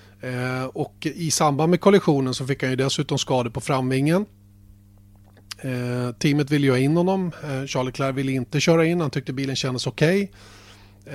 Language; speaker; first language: Swedish; native; Swedish